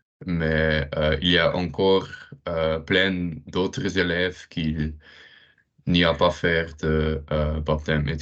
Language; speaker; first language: French; non-native, learner; Dutch